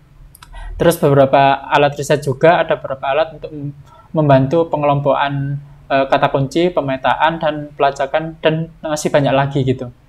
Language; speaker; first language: Indonesian; native; Indonesian